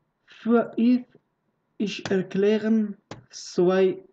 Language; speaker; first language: German; non-native, learner; Persian